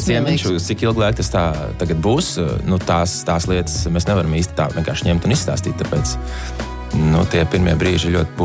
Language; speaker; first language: Latvian; native; Latvian